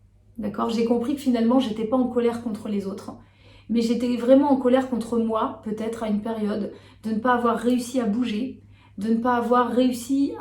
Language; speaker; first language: French; native; French